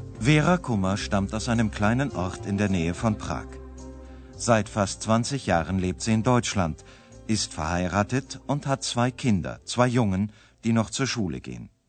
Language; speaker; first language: German; native; German